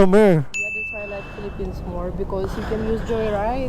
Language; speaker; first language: English; non-native, learner; Russian